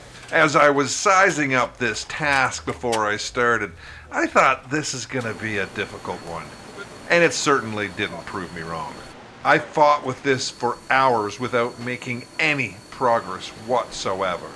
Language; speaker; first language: English; native; English